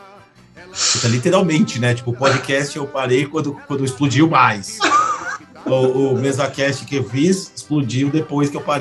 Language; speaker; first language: Portuguese; native; Portuguese